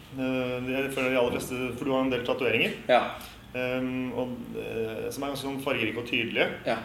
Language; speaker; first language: Norwegian; native; Norwegian